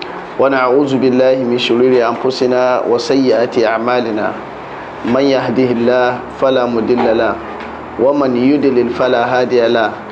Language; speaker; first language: Arabic; non-native, fluent; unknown